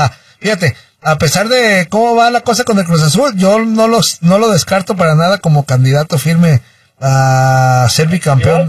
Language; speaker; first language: Spanish; native; Spanish